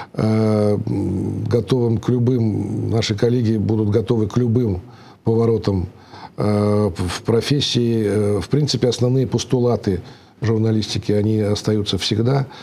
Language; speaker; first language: Russian; native; Russian